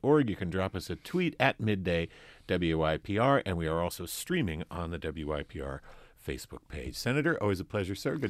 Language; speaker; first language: English; native; English